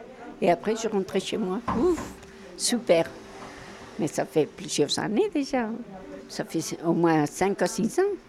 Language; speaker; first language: French; non-native, fluent; Spanish